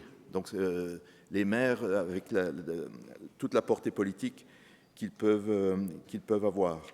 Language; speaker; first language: French; native; French